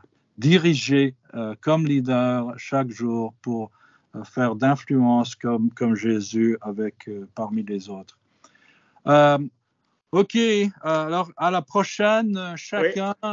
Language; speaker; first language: French; non-native, fluent; English